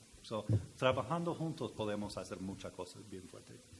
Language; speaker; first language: Spanish; non-native, learner; English